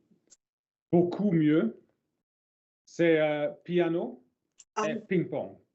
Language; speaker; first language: French; non-native, learner; English